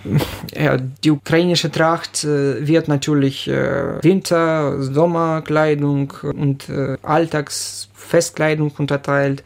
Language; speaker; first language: German; non-native, fluent; Ukrainian